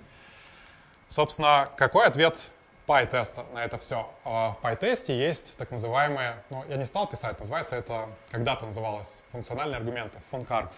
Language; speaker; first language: Russian; native; Russian